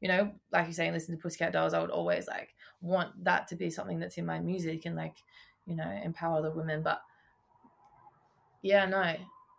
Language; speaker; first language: English; native; English